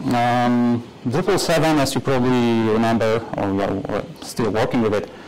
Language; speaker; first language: English; non-native, fluent; Polish